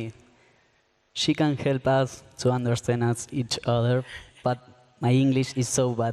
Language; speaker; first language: English; non-native, learner; Spanish